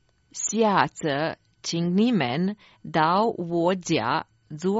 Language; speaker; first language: Chinese; non-native, learner; Croatian